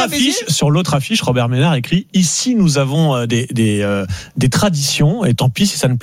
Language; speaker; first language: French; native; French